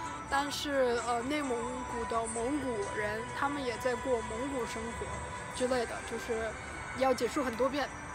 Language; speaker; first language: Chinese; non-native, local second language; Mongolian